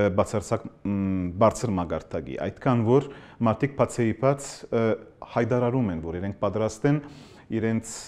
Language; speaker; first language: Armenian; early bilingual, heritage; Armenian